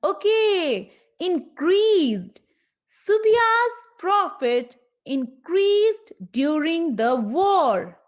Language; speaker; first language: English; non-native, local second language; Punjabi